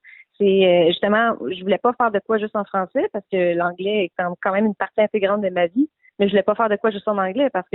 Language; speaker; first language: French; native; French